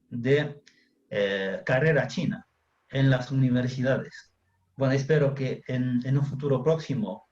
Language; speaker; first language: Spanish; non-native, fluent; Chinese